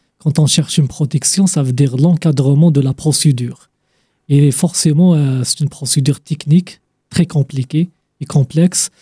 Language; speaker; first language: French; non-native, fluent; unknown